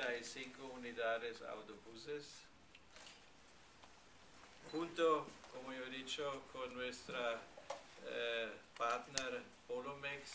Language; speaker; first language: Spanish; non-native, fluent; German